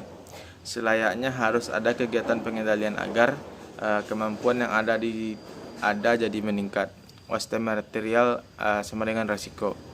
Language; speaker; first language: Indonesian; native; Indonesian